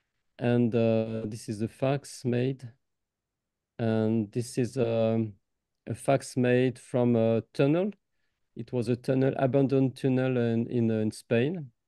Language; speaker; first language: English; non-native, fluent; French